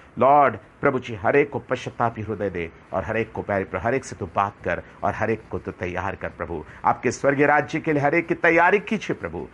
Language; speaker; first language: Hindi; non-native, local second language; Marathi